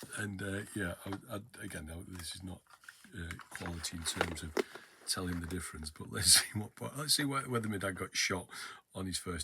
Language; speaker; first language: English; native; English